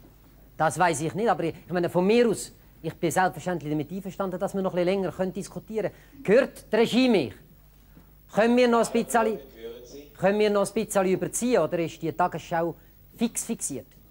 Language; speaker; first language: German; native; German